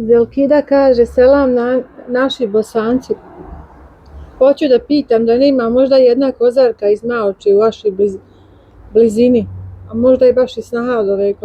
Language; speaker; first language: Bosnian; native; Bosnian